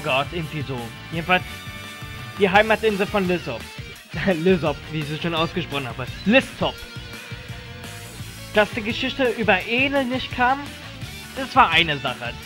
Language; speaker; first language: German; native; German